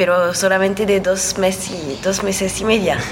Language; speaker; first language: Spanish; non-native, learner; French